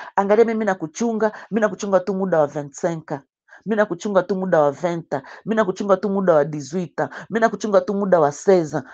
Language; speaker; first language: Swahili; native; Swahili